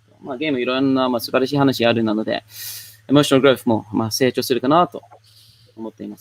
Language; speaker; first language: Japanese; non-native, learner; English